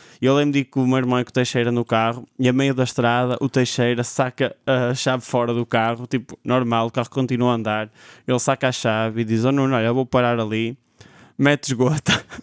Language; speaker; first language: Portuguese; native; Portuguese